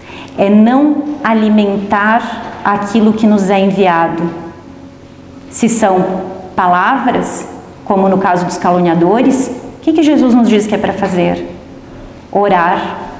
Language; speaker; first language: Portuguese; native; Portuguese